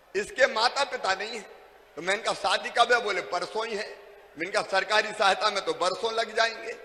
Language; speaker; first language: Hindi; native; Hindi